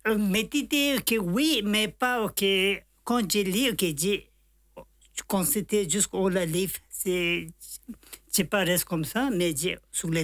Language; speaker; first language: French; non-native, learner; Tibetan